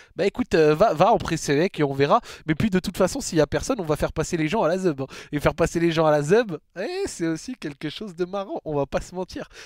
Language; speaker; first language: French; native; French